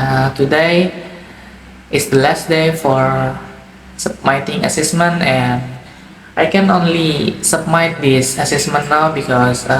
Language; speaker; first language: English; non-native, learner; Indonesian